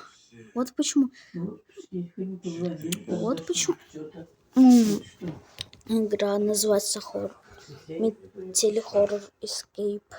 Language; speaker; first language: Russian; native; Russian